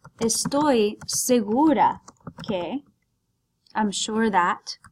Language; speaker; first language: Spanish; non-native, fluent; English